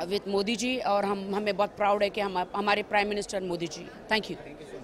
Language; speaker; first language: Hindi; native; Hindi